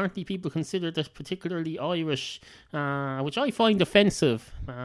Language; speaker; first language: English; native; English